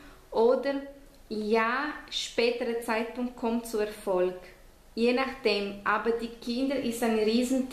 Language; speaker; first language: German; non-native, fluent; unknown